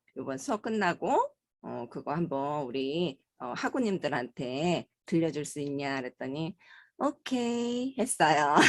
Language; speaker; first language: Korean; native; Korean